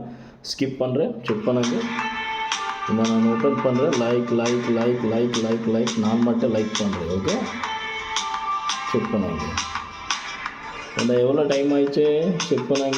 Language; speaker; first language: Tamil; non-native, learner; Kannada